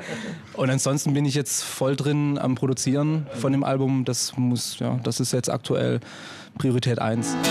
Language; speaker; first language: German; native; German